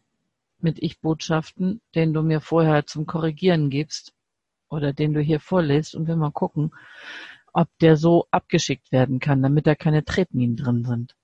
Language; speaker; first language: German; native; German